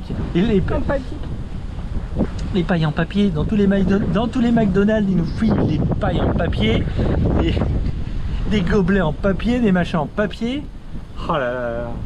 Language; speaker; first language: French; native; French